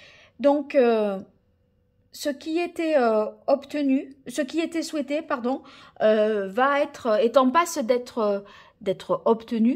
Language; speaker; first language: French; native; French